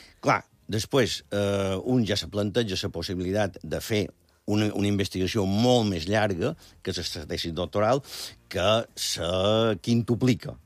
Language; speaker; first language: Catalan; native; Catalan